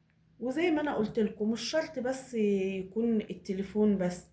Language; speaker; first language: Arabic; native; Arabic